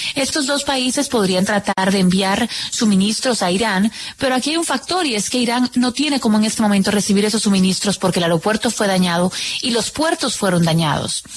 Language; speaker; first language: Spanish; native; Spanish